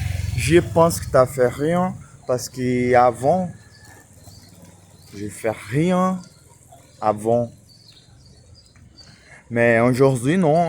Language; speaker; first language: French; non-native, learner; Portuguese